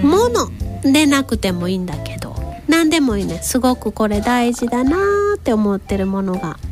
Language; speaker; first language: Japanese; native; Japanese